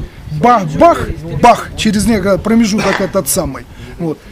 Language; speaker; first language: Russian; native; Russian